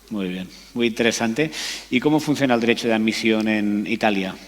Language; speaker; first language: Spanish; native; Spanish